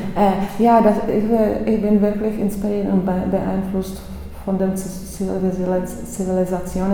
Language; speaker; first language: German; non-native, fluent; Czech